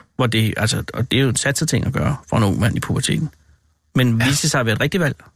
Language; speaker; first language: Danish; native; Danish